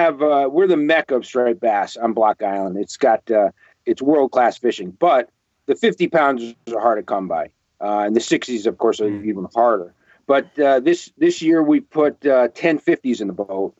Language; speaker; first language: English; native; English